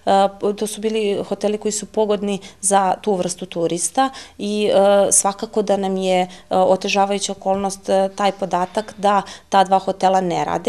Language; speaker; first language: Serbian; native; Serbian